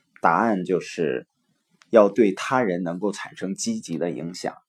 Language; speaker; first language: Chinese; native; Chinese